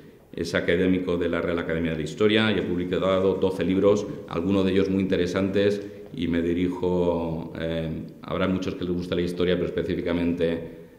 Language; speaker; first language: Spanish; native; Spanish